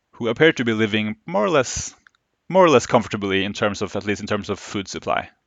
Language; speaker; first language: English; non-native, fluent; Norwegian